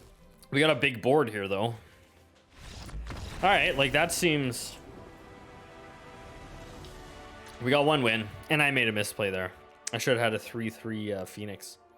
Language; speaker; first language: English; native; English